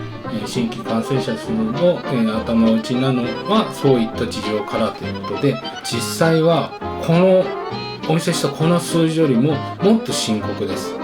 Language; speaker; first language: Japanese; native; Japanese